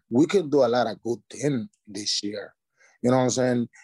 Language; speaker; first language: English; non-native, learner; Spanish